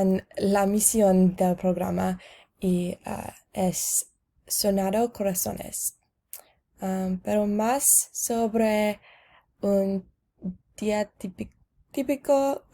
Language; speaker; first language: Spanish; non-native, learner; English